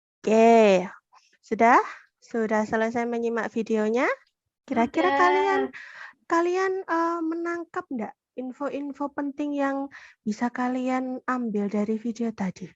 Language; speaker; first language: Indonesian; native; Indonesian